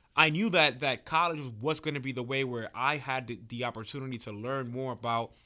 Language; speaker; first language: English; early bilingual, other home language; Spanish